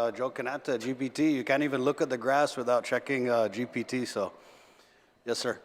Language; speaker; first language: English; early bilingual, other home language; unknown